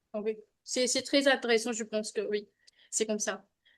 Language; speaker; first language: French; non-native, learner; Hindi